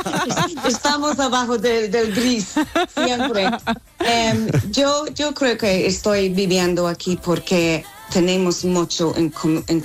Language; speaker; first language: Spanish; non-native, learner; English